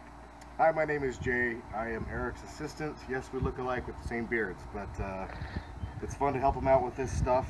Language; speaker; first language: English; native; English